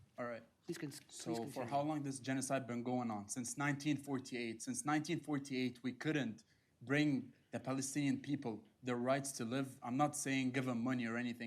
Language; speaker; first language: English; non-native, fluent; Arabic